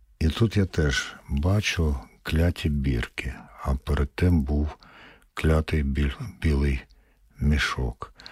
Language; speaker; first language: Ukrainian; native; Ukrainian